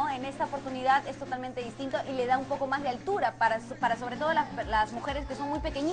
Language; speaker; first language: Spanish; native; Spanish